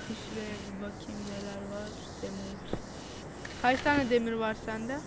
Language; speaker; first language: Turkish; native; Turkish